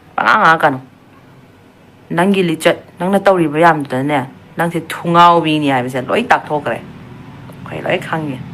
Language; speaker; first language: Manipuri; non-native, local second language; Thado Chin